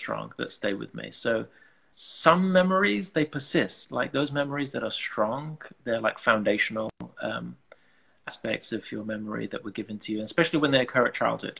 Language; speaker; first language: English; native; English